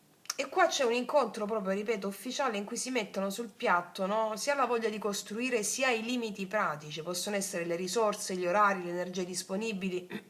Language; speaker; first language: Italian; native; Italian